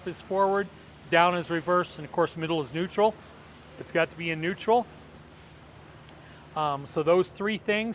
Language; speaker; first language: English; native; English